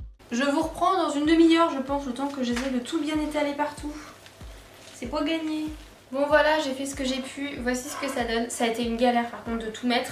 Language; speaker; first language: French; native; French